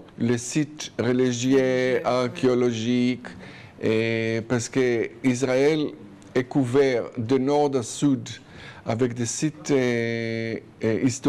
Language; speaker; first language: French; non-native, fluent; Hebrew